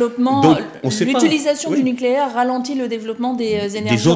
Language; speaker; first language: French; native; French